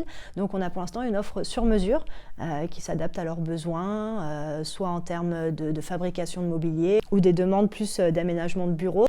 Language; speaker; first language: French; native; French